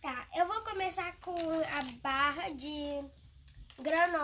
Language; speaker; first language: Portuguese; early bilingual, heritage; Portuguese